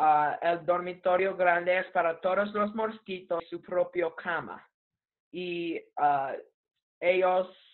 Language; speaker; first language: Spanish; non-native, learner; English